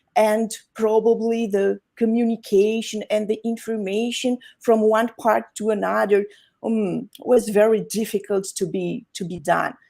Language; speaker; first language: English; non-native, fluent; Romanian